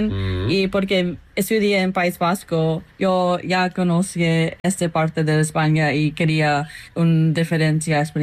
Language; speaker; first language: Spanish; non-native, learner; English